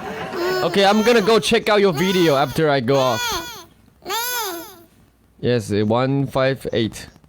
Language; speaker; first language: English; non-native, fluent; Chinese